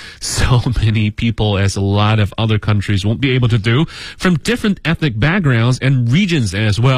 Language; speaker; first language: English; native; English